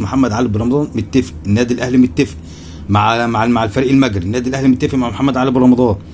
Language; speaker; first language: Arabic; native; Arabic